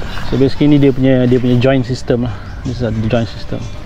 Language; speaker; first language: English; non-native, local second language; Malay